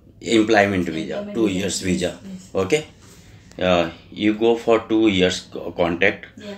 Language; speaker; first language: English; non-native, learner; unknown